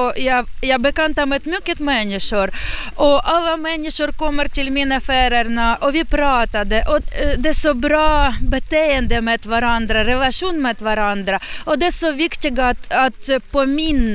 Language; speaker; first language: Swedish; non-native, learner; Ukrainian